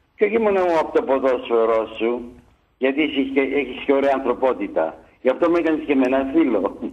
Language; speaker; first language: Greek; early bilingual, heritage; Greek